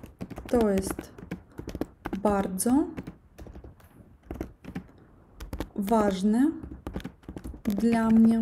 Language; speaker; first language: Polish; non-native, learner; Russian